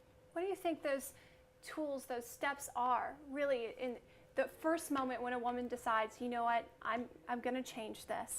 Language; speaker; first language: English; native; English